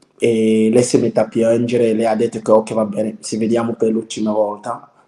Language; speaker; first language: Italian; non-native, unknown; French